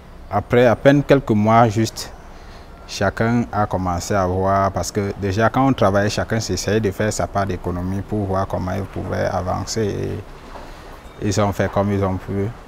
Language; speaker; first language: French; native; French